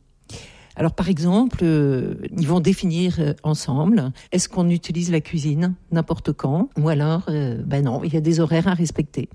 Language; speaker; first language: French; native; French